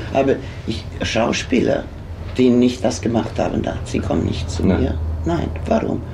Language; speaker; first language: German; non-native, fluent; Swedish